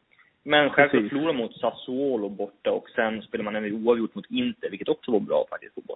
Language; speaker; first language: Swedish; native; Swedish